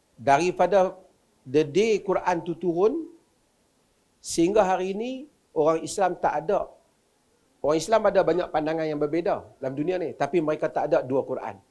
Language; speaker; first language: Malay; native; Malay